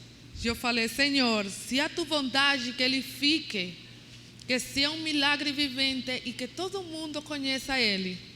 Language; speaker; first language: Portuguese; non-native, learner; Spanish